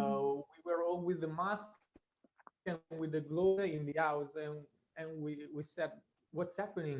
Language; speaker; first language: English; non-native, fluent; Italian